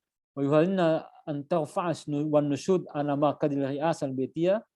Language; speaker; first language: Arabic; non-native, fluent; Indonesian